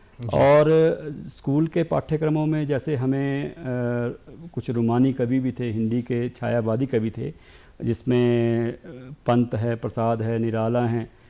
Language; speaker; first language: Hindi; native; Hindi